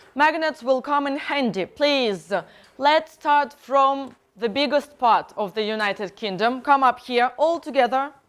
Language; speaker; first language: English; non-native, fluent; Russian